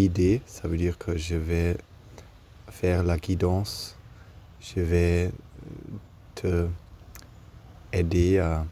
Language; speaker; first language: French; non-native, learner; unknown